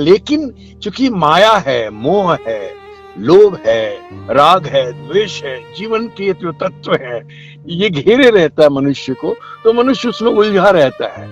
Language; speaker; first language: Hindi; native; Hindi